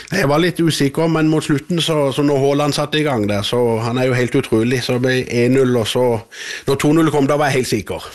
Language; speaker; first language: Norwegian; native; Norwegian